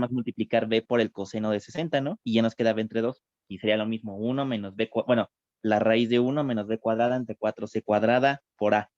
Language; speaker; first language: Spanish; native; Spanish